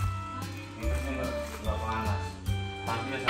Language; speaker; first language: Indonesian; native; Indonesian